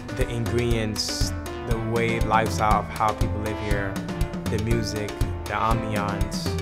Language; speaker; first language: English; non-native, fluent; Wolof